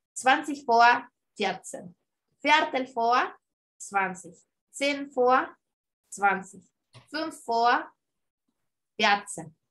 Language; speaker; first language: German; non-native, fluent; Spanish